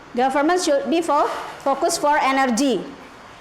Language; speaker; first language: English; non-native, learner; Indonesian